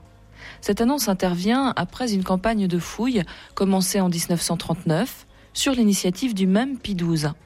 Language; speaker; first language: French; native; French